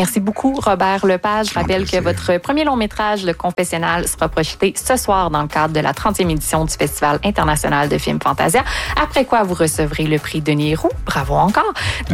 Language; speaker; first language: French; native; French